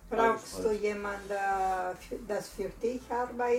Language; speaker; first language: German; non-native, learner; Italian